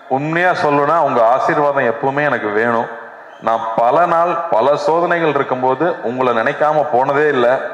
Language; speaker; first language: Tamil; native; Tamil